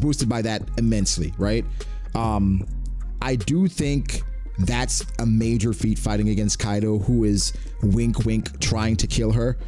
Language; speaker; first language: English; native; English